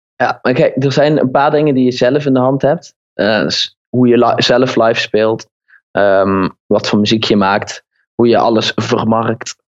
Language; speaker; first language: Dutch; native; Dutch